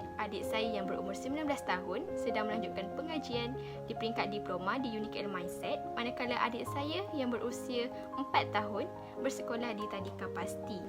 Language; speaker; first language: Malay; native; Malay